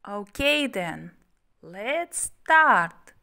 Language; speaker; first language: English; non-native, fluent; Kazakh